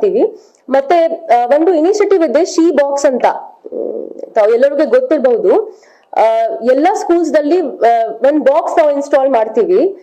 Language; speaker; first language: Kannada; non-native, fluent; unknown